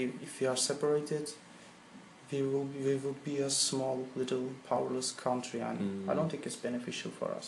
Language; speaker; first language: English; non-native, fluent; Turkish